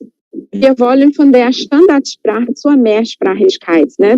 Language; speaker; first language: German; non-native, fluent; Portuguese